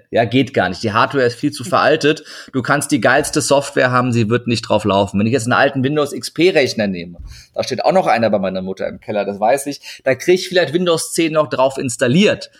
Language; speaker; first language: German; early bilingual, other home language; Turkish